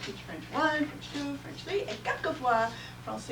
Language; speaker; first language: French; non-native, fluent; English